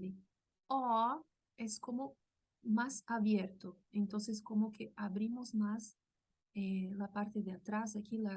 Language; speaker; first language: Spanish; non-native, fluent; Portuguese